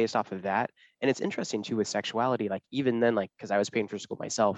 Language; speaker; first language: English; native; English